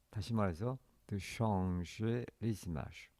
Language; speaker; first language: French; non-native, fluent; Korean